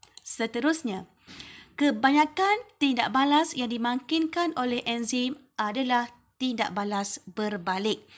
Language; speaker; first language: Malay; native; Malay